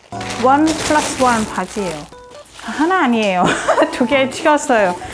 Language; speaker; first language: Korean; non-native, fluent; Thai